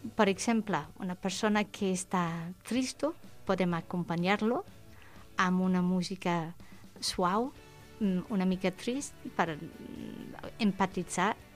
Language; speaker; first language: Catalan; non-native, fluent; English